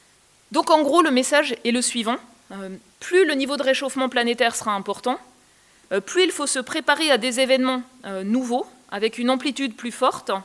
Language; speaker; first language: French; native; French